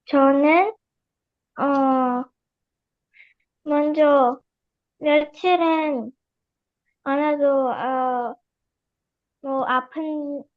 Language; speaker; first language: Korean; early bilingual, heritage; Korean